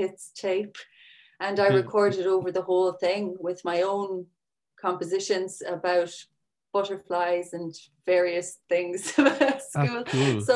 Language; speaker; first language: English; native; English